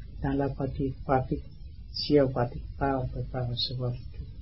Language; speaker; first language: French; non-native, learner; Vietnamese